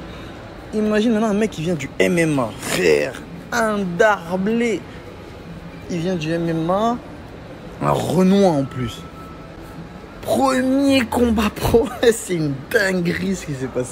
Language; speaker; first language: French; native; French